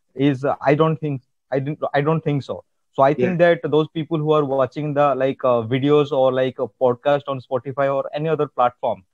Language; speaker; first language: English; non-native, local second language; Odia